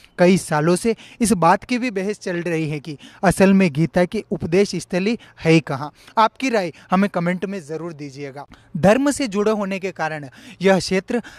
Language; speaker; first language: Hindi; native; Hindi